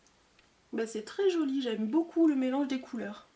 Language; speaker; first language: French; native; French